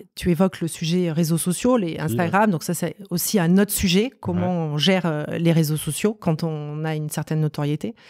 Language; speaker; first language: French; native; French